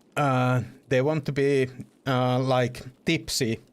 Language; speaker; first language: English; non-native, fluent; Finnish